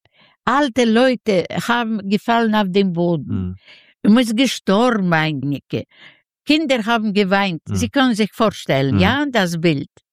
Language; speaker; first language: German; non-native, learner; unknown